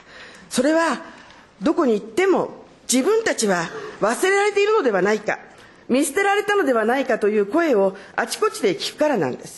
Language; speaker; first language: Japanese; native; Japanese